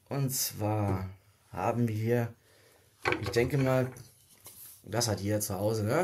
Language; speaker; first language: German; native; German